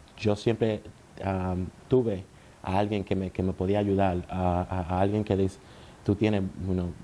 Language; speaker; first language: Spanish; early bilingual, heritage; Spanish